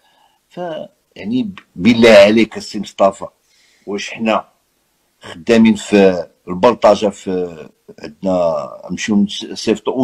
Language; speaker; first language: Arabic; native; Arabic